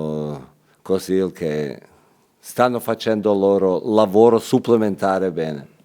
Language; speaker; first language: Italian; non-native, fluent; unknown